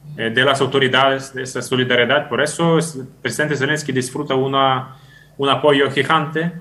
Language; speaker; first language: Spanish; non-native, fluent; Ukrainian